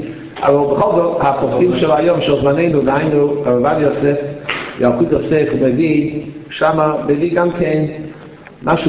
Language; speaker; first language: Hebrew; non-native, fluent; English